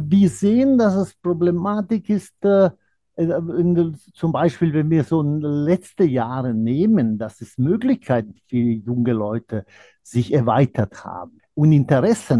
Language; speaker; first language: German; non-native, fluent; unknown